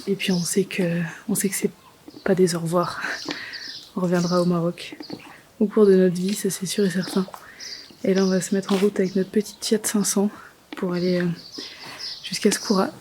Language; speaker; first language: French; native; French